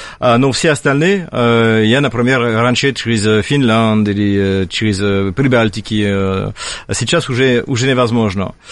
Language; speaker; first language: Russian; non-native, fluent; French